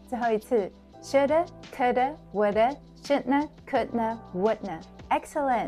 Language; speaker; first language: English; non-native, fluent; Chinese